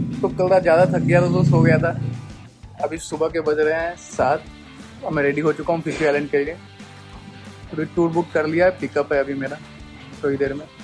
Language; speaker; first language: Hindi; native; Hindi